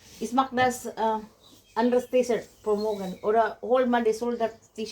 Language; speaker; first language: German; non-native, learner; Filipino